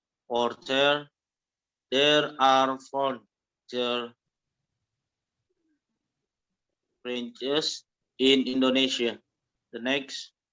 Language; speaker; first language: English; non-native, learner; Indonesian